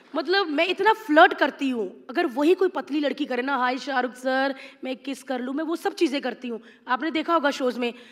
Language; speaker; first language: Hindi; native; Hindi